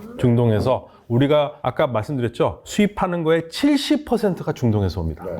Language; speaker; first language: Korean; native; Korean